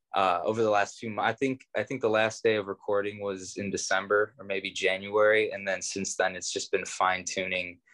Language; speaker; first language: English; native; English